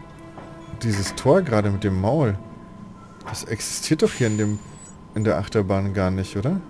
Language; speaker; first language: German; native; German